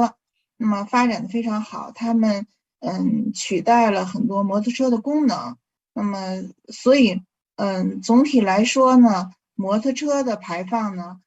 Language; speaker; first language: Chinese; native; Chinese